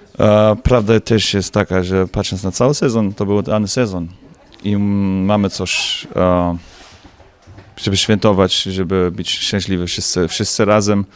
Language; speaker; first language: Polish; non-native, learner; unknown